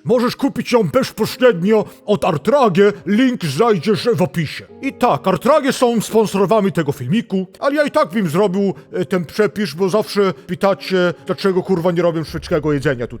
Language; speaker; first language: Polish; non-native, learner; Swedish